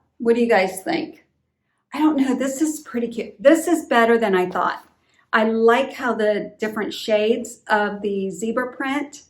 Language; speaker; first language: English; native; English